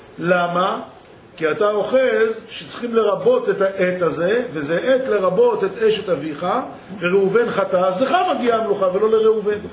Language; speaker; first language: Hebrew; native; Hebrew